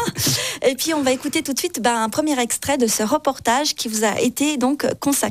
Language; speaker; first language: French; native; French